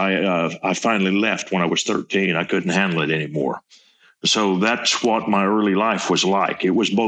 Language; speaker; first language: English; native; English